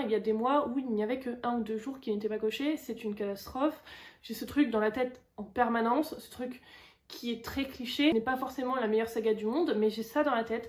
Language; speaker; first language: French; native; French